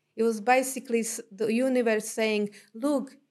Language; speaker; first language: English; non-native, fluent; Slovak